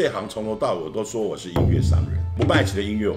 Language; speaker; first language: Chinese; native; Chinese